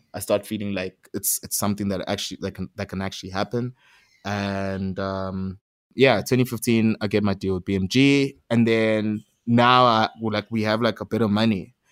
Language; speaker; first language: English; non-native, local second language; Zulu